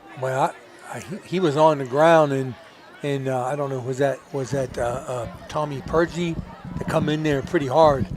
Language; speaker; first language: English; native; English